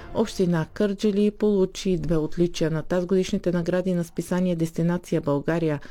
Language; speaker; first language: Bulgarian; non-native, local second language; Turkish